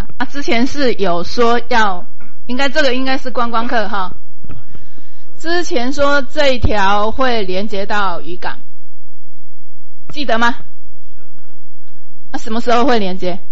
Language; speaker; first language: Chinese; non-native, local second language; Min Nan Chinese